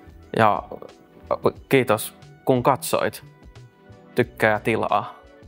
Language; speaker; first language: Finnish; native; Finnish